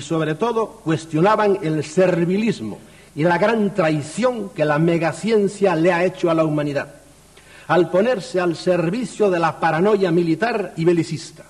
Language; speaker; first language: Spanish; native; Spanish